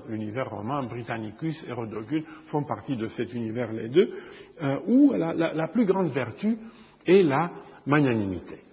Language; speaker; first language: French; non-native, fluent; Romanian